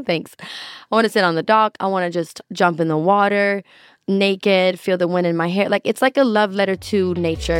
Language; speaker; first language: English; non-native, fluent; Swedish